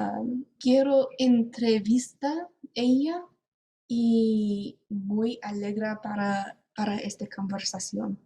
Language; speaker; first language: Spanish; non-native, learner; English